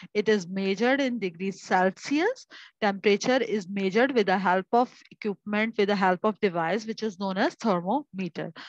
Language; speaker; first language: English; non-native, local second language; Urdu